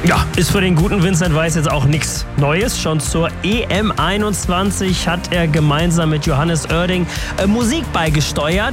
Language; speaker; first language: German; native; German